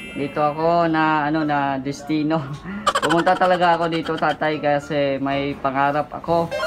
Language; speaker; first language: Filipino; non-native, local second language; Cebuano